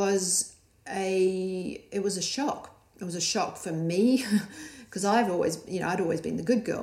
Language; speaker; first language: English; native; English